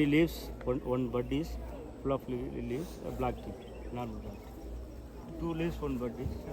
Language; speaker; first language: English; non-native, learner; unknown